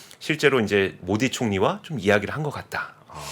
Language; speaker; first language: Korean; native; Korean